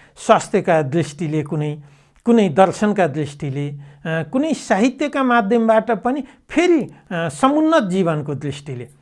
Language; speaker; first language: Nepali; native; Nepali